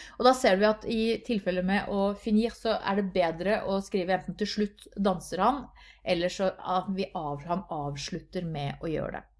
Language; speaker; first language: Norwegian; native; Norwegian